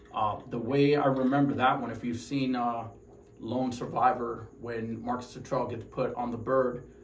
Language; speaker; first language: English; native; English